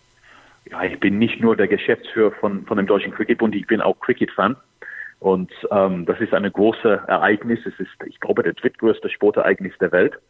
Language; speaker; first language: German; non-native, fluent; English